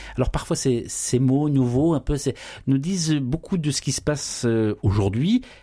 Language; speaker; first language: French; native; French